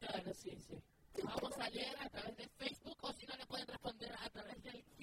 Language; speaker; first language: Spanish; native; Spanish